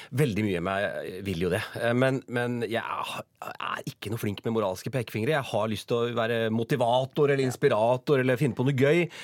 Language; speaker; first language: Norwegian; native; Norwegian